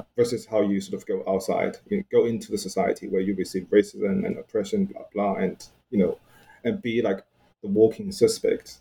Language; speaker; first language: English; non-native, fluent; Chinese